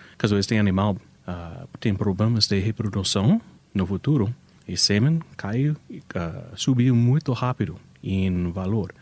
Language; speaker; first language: Portuguese; non-native, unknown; English